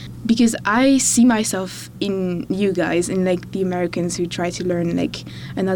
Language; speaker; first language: English; non-native, fluent; French